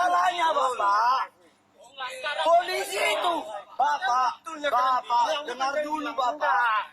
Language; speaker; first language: Indonesian; native; Indonesian